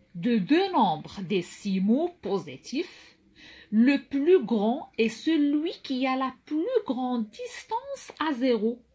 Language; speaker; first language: French; non-native, local second language; Arabic